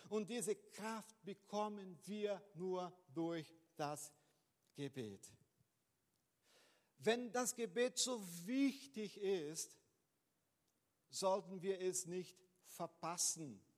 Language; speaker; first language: German; non-native, fluent; Portuguese